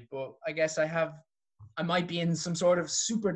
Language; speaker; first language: English; native; English